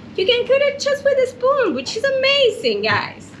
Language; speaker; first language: English; non-native, fluent; Spanish